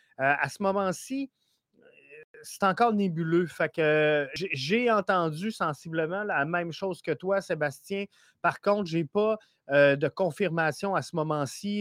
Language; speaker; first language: French; native; French